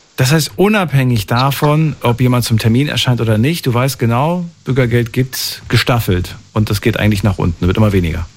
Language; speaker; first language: German; native; German